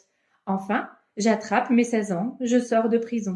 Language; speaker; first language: French; native; French